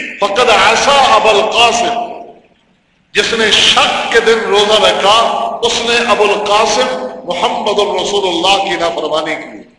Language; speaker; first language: Urdu; native; Urdu